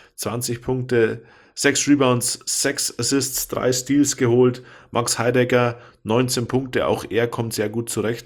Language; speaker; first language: German; native; German